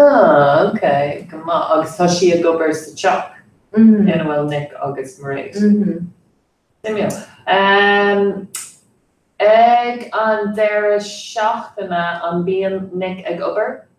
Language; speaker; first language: Irish; non-native, fluent; English